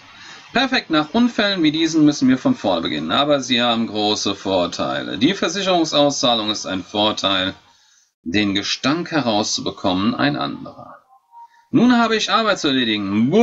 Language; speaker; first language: German; native; German